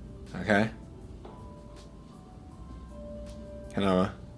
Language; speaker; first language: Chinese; early bilingual, heritage; English